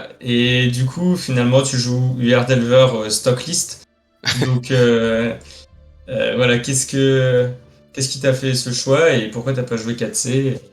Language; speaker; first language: French; native; French